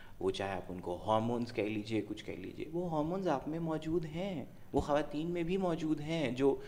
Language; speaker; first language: Urdu; non-native, local second language; Punjabi